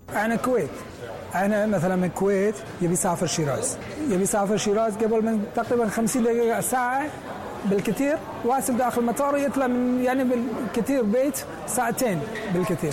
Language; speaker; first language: Arabic; non-native, learner; Persian